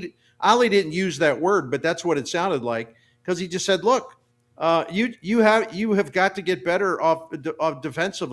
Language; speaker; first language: English; native; English